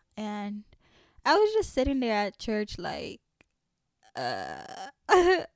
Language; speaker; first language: English; early bilingual, other home language; French